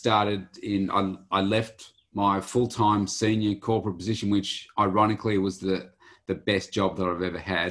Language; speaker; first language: English; native; English